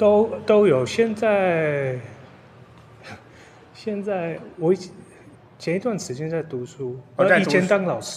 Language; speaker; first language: Chinese; non-native, fluent; Dutch